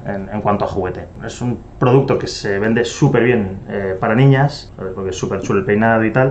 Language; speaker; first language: Spanish; native; Spanish